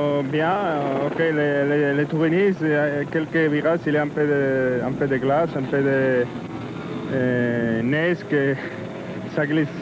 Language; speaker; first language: French; non-native, fluent; Spanish